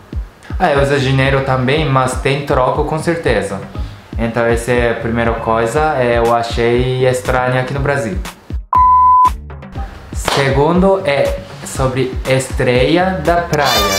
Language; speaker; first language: Portuguese; non-native, learner; Japanese